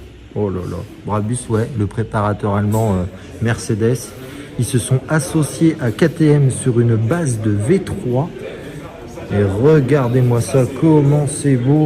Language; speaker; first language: French; native; French